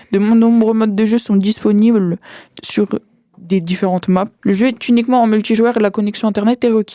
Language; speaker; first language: French; native; French